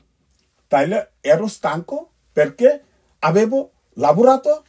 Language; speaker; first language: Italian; non-native, fluent; Bangla